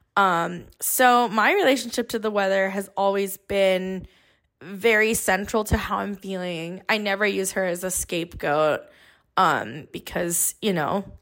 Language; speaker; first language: English; native; English